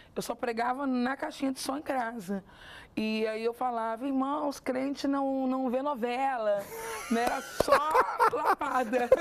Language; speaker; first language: Portuguese; native; Portuguese